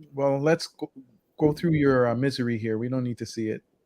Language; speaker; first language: English; native; English